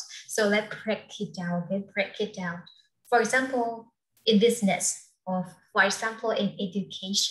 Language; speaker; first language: English; non-native, fluent; Vietnamese